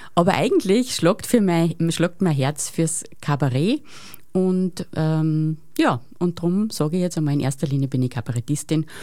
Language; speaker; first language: German; native; German